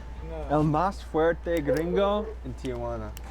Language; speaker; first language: Spanish; non-native, learner; English